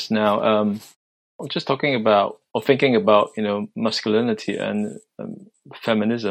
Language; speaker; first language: English; non-native, local second language; Cantonese